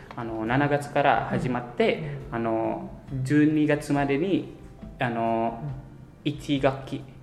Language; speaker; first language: Japanese; non-native, fluent; Indonesian